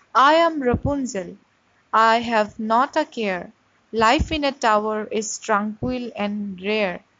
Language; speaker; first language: English; non-native, local second language; Assamese